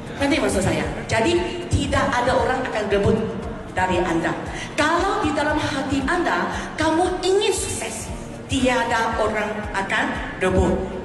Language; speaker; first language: Malay; non-native, local second language; Chinese